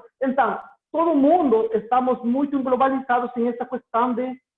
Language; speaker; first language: Portuguese; non-native, learner; Spanish